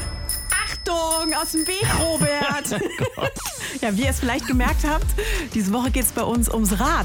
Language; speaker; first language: German; native; German